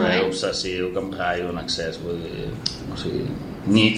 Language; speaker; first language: Catalan; native; Catalan